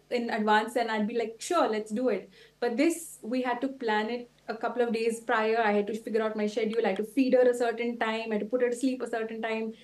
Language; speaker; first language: English; non-native, local second language; Tulu